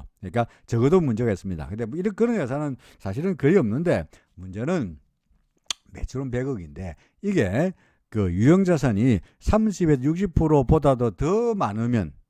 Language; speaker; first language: Korean; native; Korean